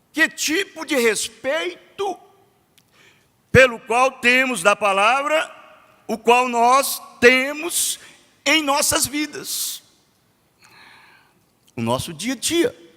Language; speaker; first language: Portuguese; native; Portuguese